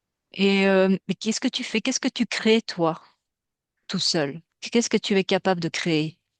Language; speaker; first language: French; native; French